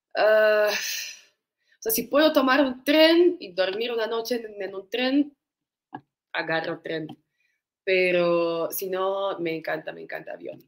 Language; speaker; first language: Spanish; non-native, fluent; Russian